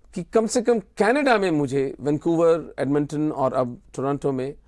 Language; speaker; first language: Hindi; native; Hindi